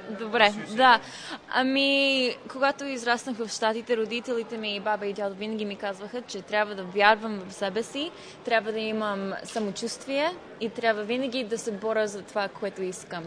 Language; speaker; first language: Bulgarian; early bilingual, heritage; Bulgarian